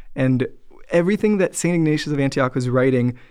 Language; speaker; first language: English; native; English